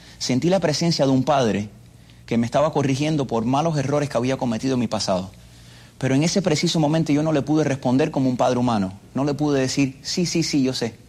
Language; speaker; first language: Spanish; early bilingual, other home language; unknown